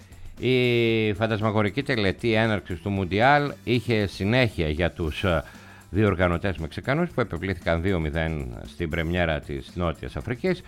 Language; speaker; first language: Greek; native; Greek